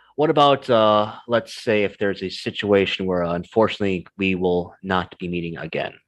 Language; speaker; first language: English; native; English